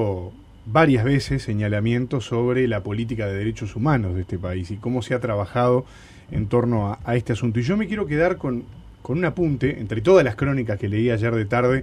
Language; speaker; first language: Spanish; native; Spanish